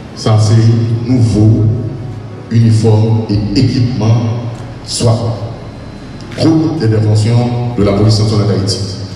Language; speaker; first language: French; non-native, local second language; Haitian Creole